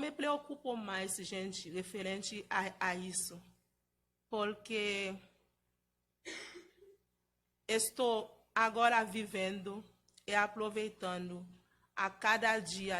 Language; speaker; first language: Portuguese; non-native, fluent; Haitian Creole